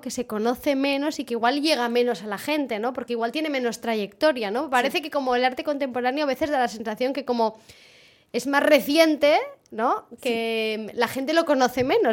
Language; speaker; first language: Spanish; non-native, local second language; Catalan